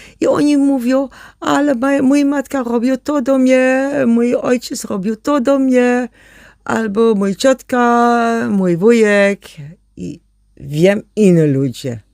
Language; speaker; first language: Polish; non-native, learner; German